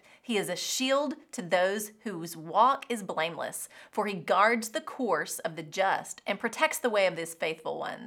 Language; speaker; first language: English; native; English